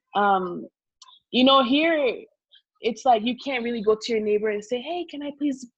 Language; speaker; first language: English; early bilingual, other home language; Kongo